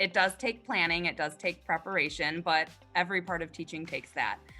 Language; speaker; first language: English; native; English